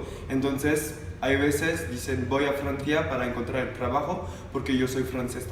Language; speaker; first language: Spanish; non-native, learner; French